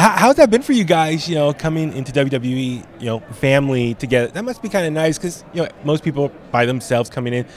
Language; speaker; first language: English; native; English